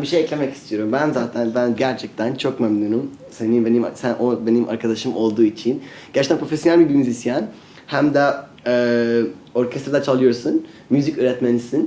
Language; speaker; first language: Turkish; non-native, fluent; Arabic